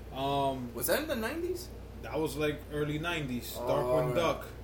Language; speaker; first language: English; native; English